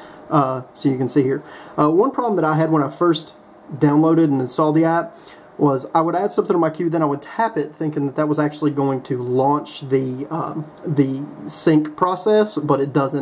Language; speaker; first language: English; native; English